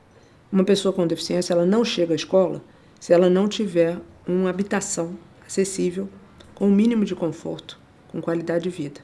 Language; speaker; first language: Portuguese; native; Portuguese